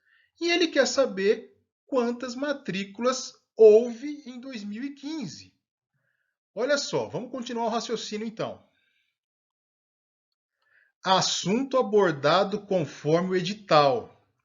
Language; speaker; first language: Portuguese; native; Portuguese